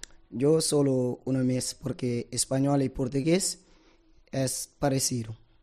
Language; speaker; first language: Spanish; non-native, learner; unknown